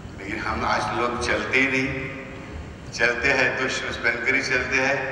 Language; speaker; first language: Hindi; non-native, local second language; Marathi